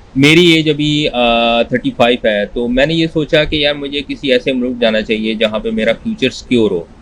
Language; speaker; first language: Urdu; non-native, local second language; Punjabi